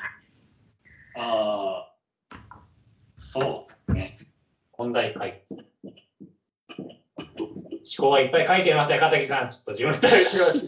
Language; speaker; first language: Japanese; native; Japanese